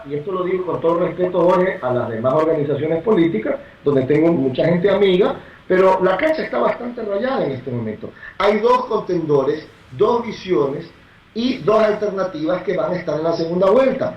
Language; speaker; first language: Spanish; native; Spanish